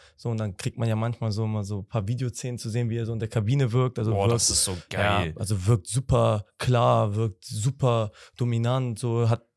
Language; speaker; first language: German; native; German